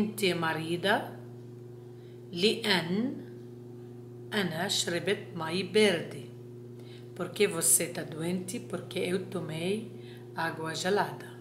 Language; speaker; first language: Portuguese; non-native, fluent; Arabic